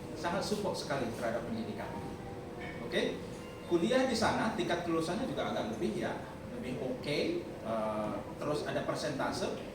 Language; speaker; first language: Indonesian; non-native, local second language; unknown